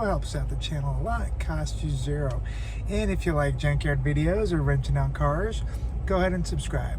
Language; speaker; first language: English; native; English